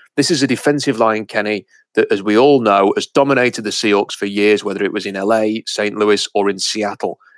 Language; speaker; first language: English; native; English